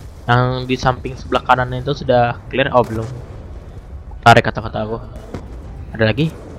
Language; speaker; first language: Indonesian; native; Indonesian